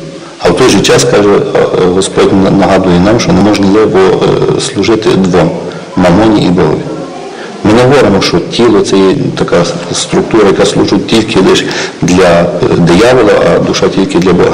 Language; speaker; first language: Ukrainian; native; Ukrainian